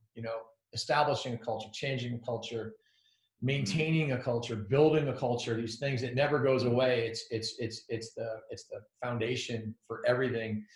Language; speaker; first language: English; native; English